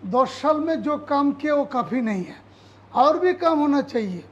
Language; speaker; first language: Hindi; non-native, local second language; Bangla